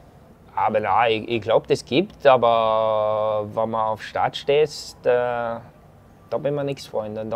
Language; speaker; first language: German; non-native, fluent; Norwegian